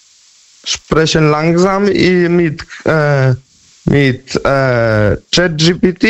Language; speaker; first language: German; non-native, learner; Polish